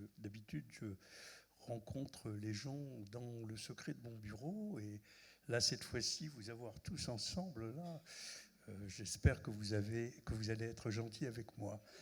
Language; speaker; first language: French; non-native, local second language; Arabic